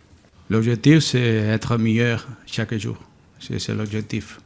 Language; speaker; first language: French; non-native, learner; Spanish